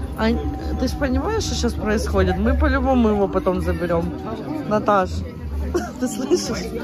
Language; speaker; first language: Russian; native; Russian